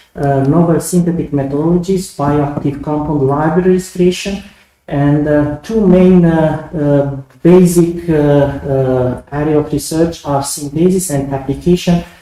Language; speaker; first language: English; non-native, fluent; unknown